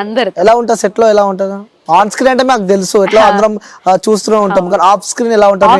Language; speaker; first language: Telugu; native; Telugu